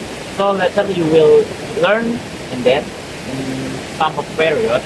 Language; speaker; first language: English; non-native, learner; Indonesian